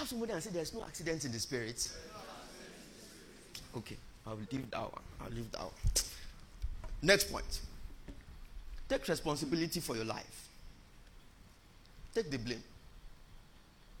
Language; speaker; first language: English; non-native, local second language; Yoruba